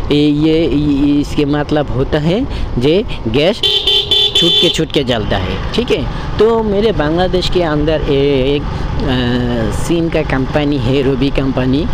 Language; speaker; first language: Hindi; non-native, learner; Bangla